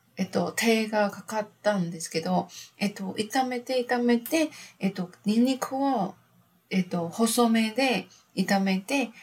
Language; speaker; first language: Japanese; non-native, learner; Chinese